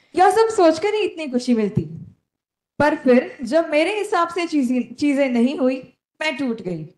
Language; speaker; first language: Hindi; non-native, local second language; Konkani